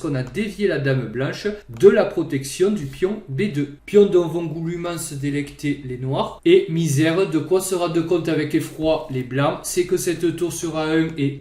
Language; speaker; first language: French; native; French